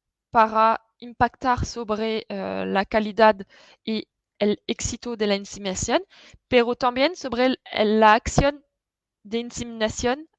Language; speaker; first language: Spanish; non-native, fluent; French